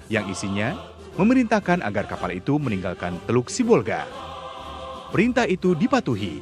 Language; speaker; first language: Indonesian; native; Indonesian